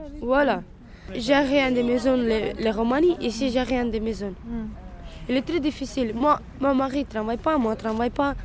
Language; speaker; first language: French; non-native, learner; Romanian